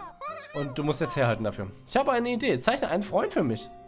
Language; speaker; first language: German; native; German